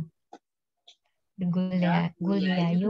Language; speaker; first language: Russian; non-native, learner; Indonesian